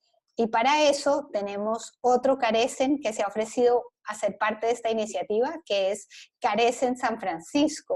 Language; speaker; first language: Spanish; native; Spanish